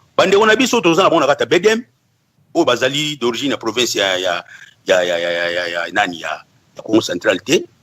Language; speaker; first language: Lingala; non-native, local second language; Kongo